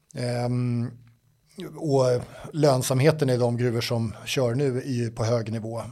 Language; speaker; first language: Swedish; native; Swedish